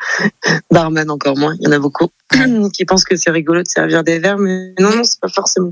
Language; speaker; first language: French; native; French